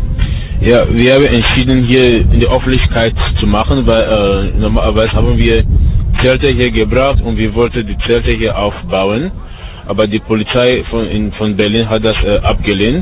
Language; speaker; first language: German; non-native, learner; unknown